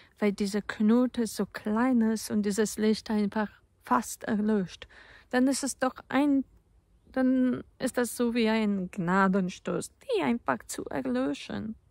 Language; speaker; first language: German; non-native, fluent; Polish